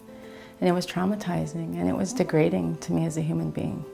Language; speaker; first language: English; native; English